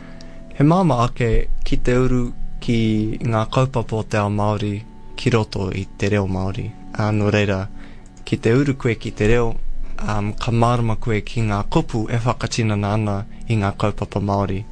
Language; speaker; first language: Māori; non-native, local second language; English